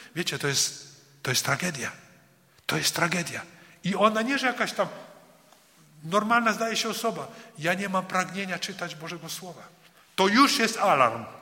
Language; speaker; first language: Polish; early bilingual, heritage; Polish